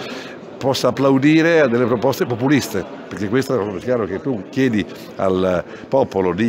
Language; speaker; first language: Italian; native; Italian